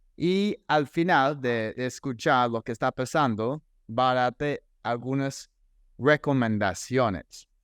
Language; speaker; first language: Spanish; non-native, fluent; English